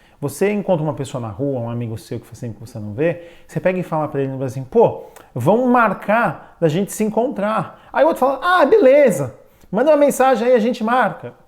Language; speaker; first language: Portuguese; native; Portuguese